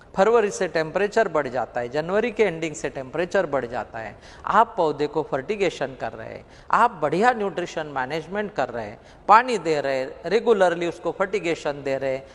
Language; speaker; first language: Hindi; non-native, local second language; Marathi